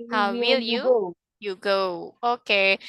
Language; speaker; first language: English; non-native, fluent; Indonesian